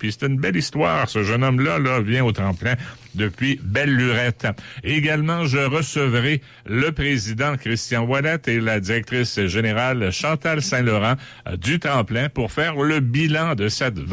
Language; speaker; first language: French; native; French